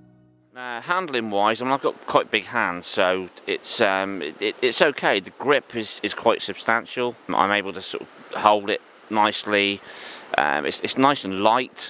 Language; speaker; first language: English; native; English